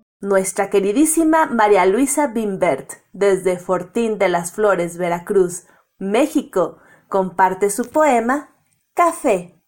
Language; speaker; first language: Spanish; native; Spanish